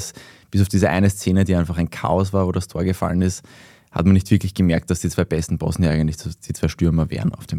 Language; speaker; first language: German; native; German